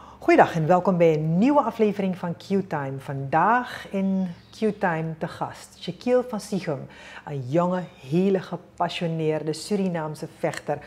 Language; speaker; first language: Dutch; native; Dutch